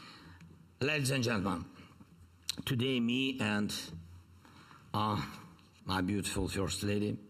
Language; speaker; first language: English; non-native, fluent; Ukrainian